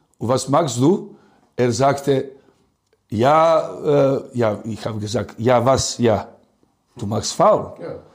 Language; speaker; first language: German; non-native, learner; Serbian